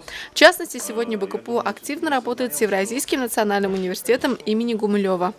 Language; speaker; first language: Russian; native; Russian